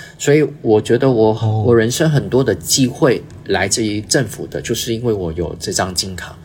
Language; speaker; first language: Chinese; early bilingual, heritage; Chinese